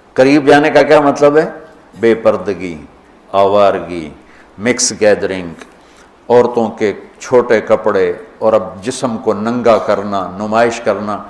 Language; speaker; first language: Urdu; non-native, local second language; Punjabi